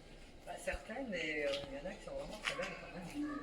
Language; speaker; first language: French; native; French